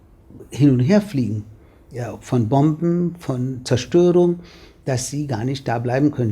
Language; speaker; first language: German; non-native, fluent; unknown